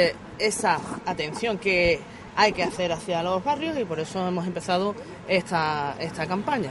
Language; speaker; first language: Spanish; native; Spanish